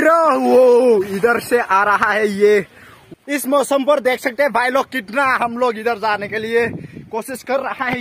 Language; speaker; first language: Hindi; non-native, local second language; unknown